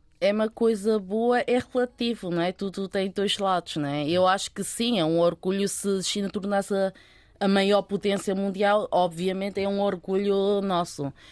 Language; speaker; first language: Portuguese; early bilingual, other home language; Chinese